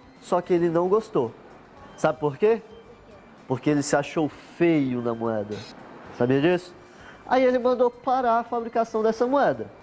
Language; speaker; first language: Portuguese; native; Portuguese